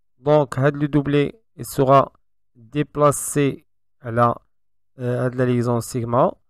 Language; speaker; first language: French; non-native, local second language; Arabic